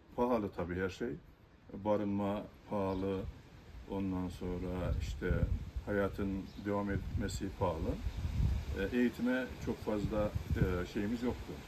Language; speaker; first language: Turkish; native; Turkish